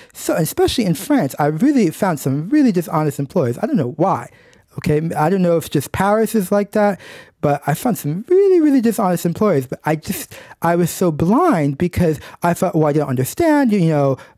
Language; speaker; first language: English; native; English